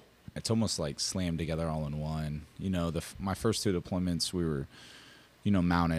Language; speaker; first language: English; native; English